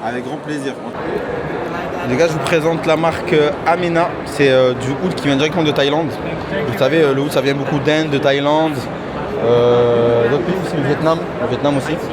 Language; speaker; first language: French; native; French